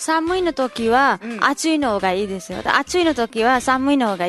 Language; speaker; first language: Japanese; non-native, learner; Nepali